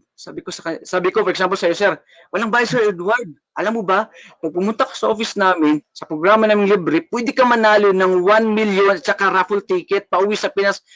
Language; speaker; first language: Filipino; native; Filipino